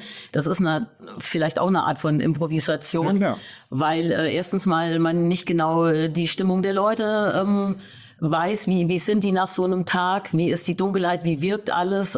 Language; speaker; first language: German; native; German